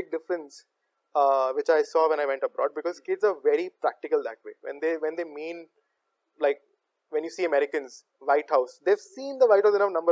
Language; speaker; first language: English; non-native, local second language; Hindi